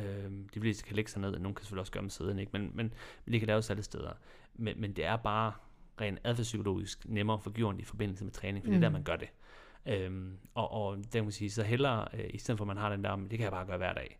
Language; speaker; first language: Danish; native; Danish